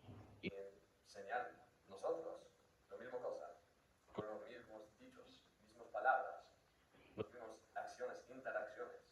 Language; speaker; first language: Spanish; non-native, fluent; English